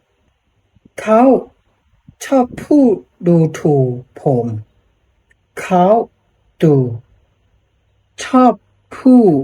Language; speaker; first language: Thai; non-native, fluent; Burmese